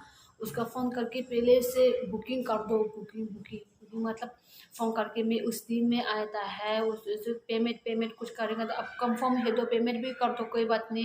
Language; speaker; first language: Hindi; non-native, learner; Tibetan